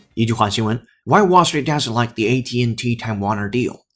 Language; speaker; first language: English; non-native, fluent; Chinese